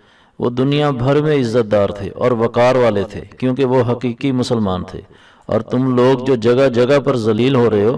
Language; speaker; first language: Urdu; native; Urdu